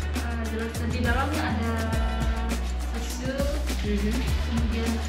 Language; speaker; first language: Indonesian; native; Indonesian